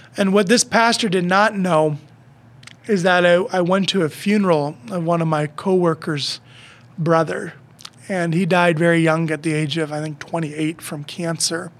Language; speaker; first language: English; native; English